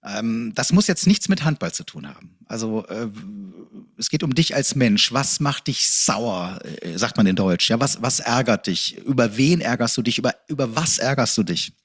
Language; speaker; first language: German; native; German